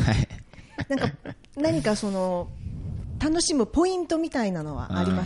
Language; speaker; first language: Japanese; native; Japanese